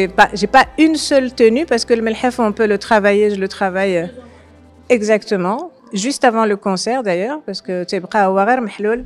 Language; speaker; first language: French; non-native, local second language; Arabic